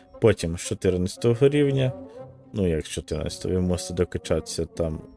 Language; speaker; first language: Ukrainian; native; Ukrainian